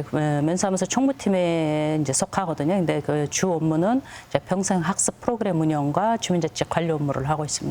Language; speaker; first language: Korean; non-native, fluent; Kyrgyz